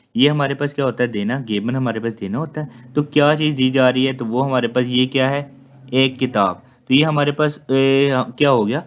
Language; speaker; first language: Urdu; native; Urdu